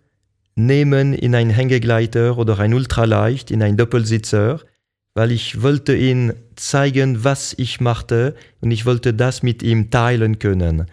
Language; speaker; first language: German; non-native, local second language; French